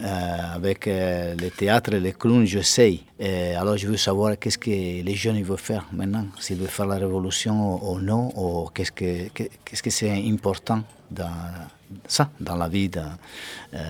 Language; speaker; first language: French; non-native, fluent; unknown